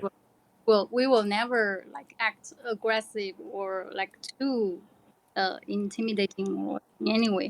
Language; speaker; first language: English; non-native, learner; Chinese